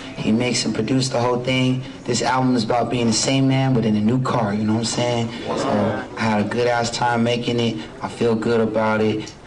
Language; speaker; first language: English; native; English